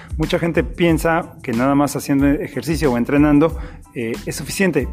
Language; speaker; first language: Spanish; native; Spanish